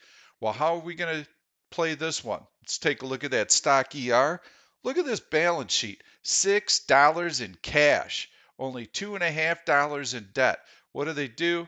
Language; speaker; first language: English; native; English